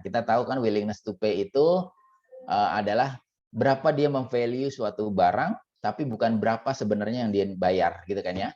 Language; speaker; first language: Indonesian; native; Indonesian